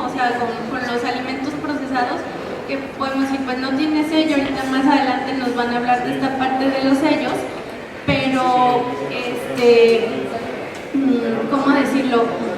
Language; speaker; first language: Spanish; native; Spanish